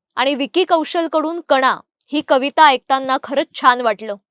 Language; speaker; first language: Marathi; native; Marathi